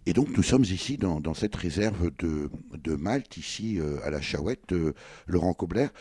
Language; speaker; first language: French; native; French